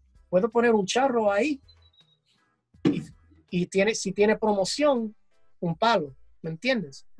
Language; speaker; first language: Spanish; early bilingual, heritage; English